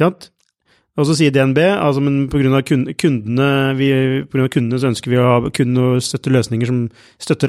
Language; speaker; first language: Norwegian; native; Norwegian